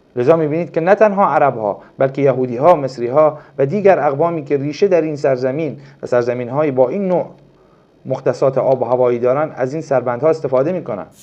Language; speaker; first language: Persian; non-native, local second language; Arabic